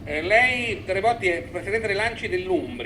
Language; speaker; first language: Italian; native; Italian